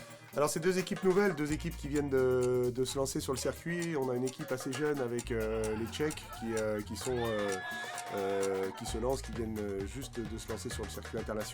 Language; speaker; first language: French; native; French